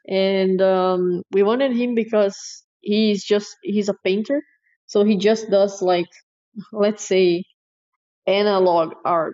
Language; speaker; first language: English; non-native, fluent; Portuguese